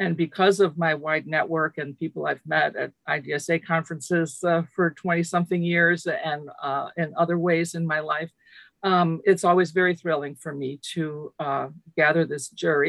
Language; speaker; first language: English; early bilingual, other home language; Lithuanian